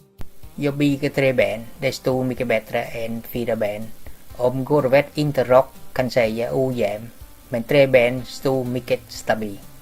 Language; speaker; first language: Swedish; non-native, learner; Vietnamese